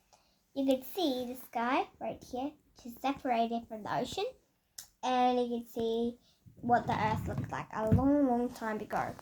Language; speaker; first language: English; native; English